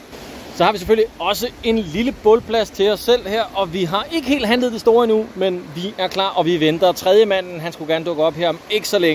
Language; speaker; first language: Danish; native; Danish